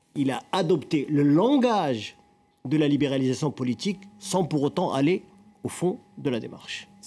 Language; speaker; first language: French; non-native, local second language; Arabic